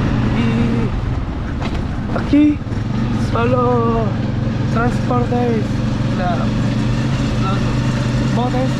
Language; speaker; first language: Spanish; non-native, learner; Filipino